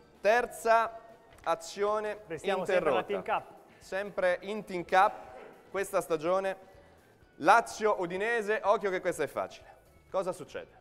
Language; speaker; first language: Italian; native; Italian